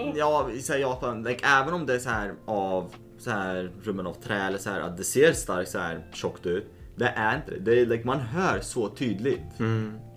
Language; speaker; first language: Swedish; non-native, fluent; Arabic